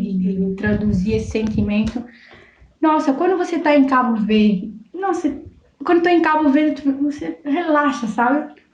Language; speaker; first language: Portuguese; non-native, local second language; Kabuverdianu